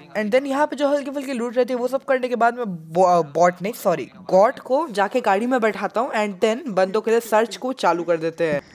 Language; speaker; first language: Hindi; native; Hindi